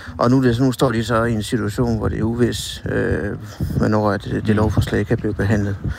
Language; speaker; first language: Danish; native; Danish